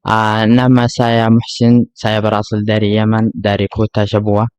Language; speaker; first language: Indonesian; non-native, learner; Arabic